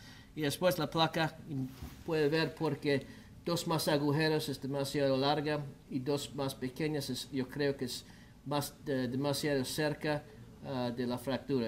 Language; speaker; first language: Spanish; non-native, learner; English